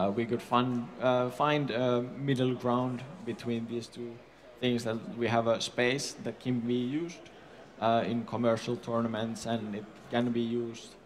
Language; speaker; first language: English; non-native, fluent; Finnish